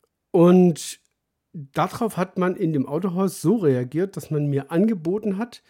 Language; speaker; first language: German; native; German